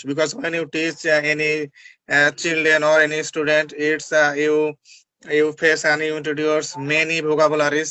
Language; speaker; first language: English; non-native, learner; Bangla